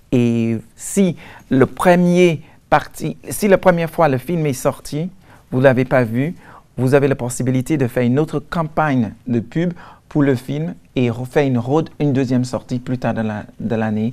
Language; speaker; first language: French; non-native, fluent; English